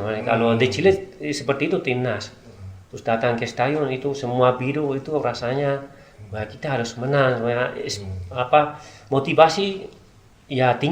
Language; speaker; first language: Indonesian; non-native, learner; Spanish